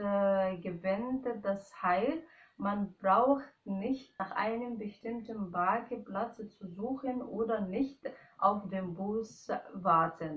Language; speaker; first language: German; non-native, fluent; Arabic